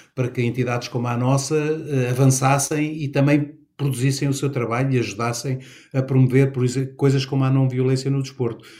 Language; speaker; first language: Portuguese; native; Portuguese